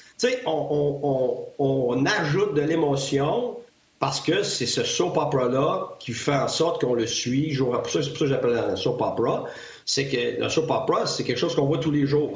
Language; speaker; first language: French; native; French